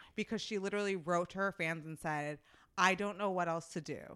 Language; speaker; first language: English; native; English